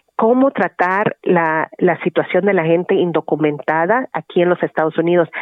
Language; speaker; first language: Spanish; early bilingual, heritage; Spanish